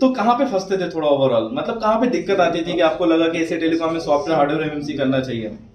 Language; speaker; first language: Hindi; native; Hindi